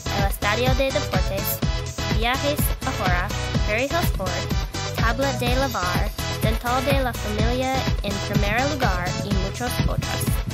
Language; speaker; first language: Spanish; non-native, learner; English